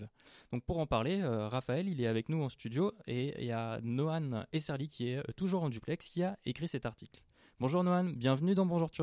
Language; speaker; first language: French; native; French